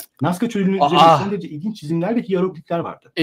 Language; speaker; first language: Turkish; native; Turkish